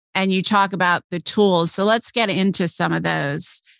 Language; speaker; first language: English; native; English